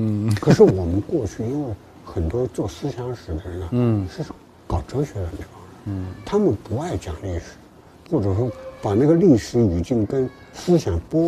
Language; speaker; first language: Chinese; native; Chinese